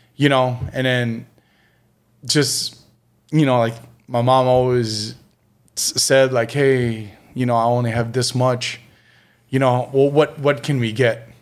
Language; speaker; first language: English; early bilingual, other home language; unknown